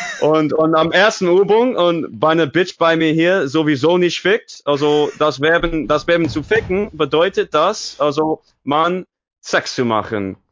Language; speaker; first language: German; non-native, learner; English